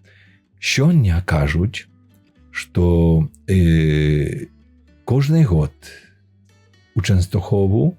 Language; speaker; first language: Polish; non-native, learner; Belarusian